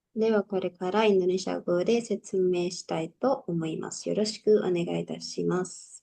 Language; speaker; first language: Japanese; non-native, learner; Indonesian